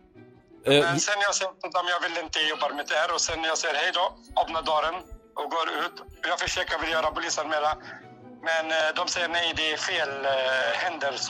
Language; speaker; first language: Swedish; non-native, learner; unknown